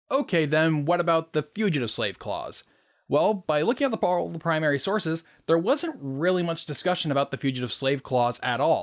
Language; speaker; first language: English; native; English